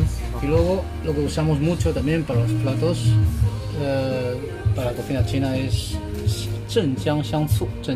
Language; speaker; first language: Spanish; non-native, fluent; Chinese